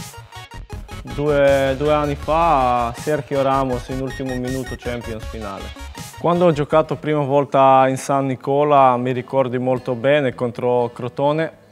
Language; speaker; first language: Italian; non-native, learner; Macedonian